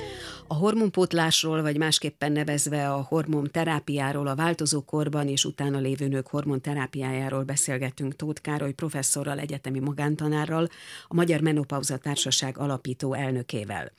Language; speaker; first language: Hungarian; native; Hungarian